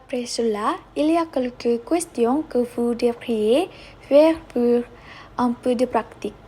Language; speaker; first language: French; non-native, learner; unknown